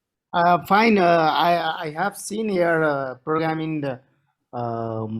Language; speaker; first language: English; non-native, local second language; Nepali